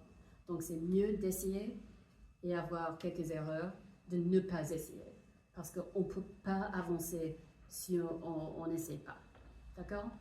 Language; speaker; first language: French; non-native, fluent; English